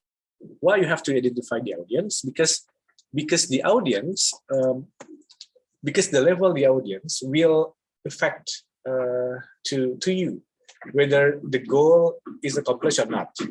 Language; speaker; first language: English; non-native, fluent; Indonesian